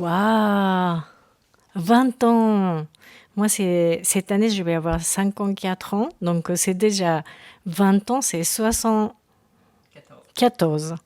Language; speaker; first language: French; non-native, learner; Japanese